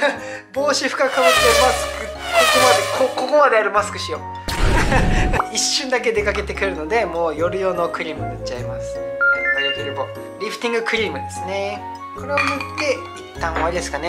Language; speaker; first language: Japanese; non-native, fluent; Korean